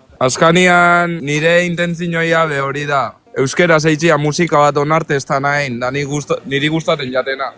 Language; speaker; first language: Basque; native; Basque